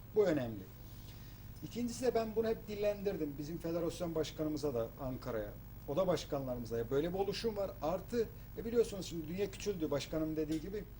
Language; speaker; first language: Turkish; native; Turkish